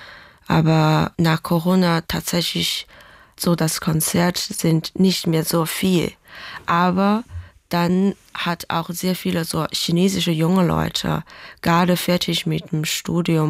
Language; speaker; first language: German; non-native, fluent; Chinese